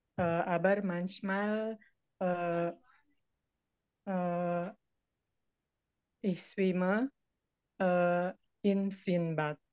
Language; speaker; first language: German; non-native, learner; Indonesian